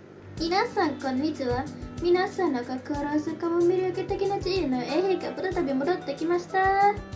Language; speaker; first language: Japanese; non-native, learner; Indonesian